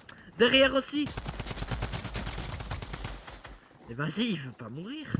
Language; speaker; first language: French; native; French